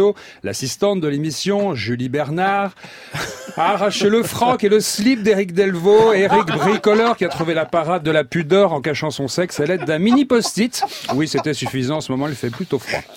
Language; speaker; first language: French; native; French